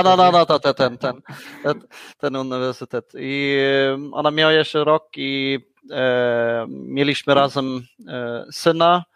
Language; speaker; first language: Polish; non-native, learner; Swedish